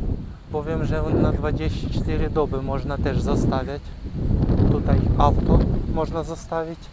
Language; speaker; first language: Polish; non-native, learner; Ukrainian